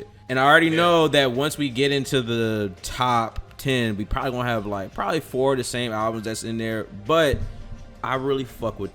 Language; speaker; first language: English; native; English